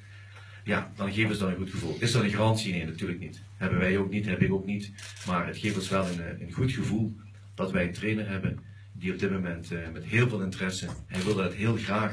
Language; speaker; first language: Dutch; native; Dutch